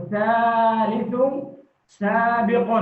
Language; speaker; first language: Arabic; native; Arabic